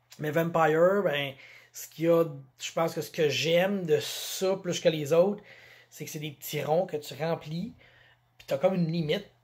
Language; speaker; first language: French; native; French